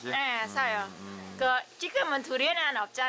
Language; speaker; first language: Korean; non-native, learner; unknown